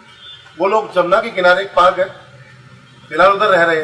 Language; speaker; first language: Hindi; native; Hindi